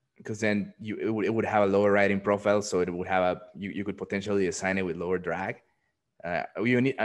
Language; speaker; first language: English; non-native, fluent; Spanish